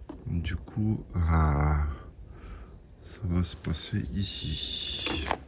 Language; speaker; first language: French; native; French